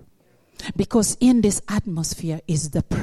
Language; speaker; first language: English; non-native, local second language; Acoli